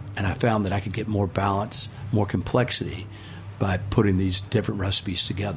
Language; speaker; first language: English; native; English